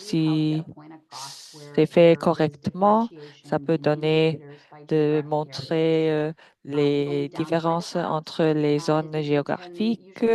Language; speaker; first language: French; non-native, fluent; English